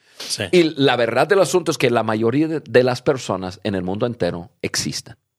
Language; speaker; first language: Spanish; early bilingual, heritage; English